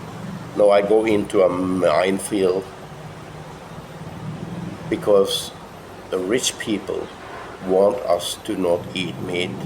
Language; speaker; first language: English; non-native, fluent; Norwegian